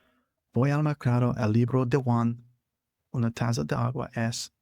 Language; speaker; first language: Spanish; non-native, learner; English